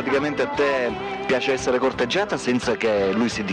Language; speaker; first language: Italian; native; Italian